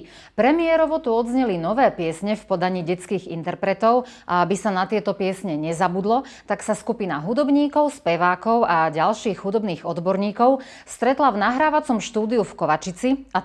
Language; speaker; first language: Slovak; native; Slovak